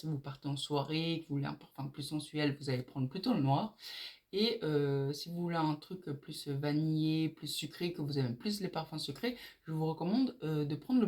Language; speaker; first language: French; native; French